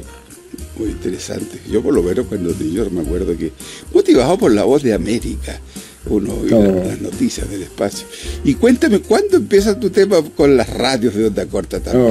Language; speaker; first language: Spanish; native; Spanish